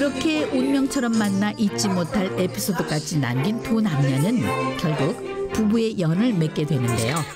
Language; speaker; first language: Korean; native; Korean